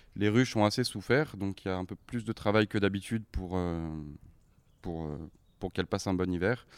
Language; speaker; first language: French; native; French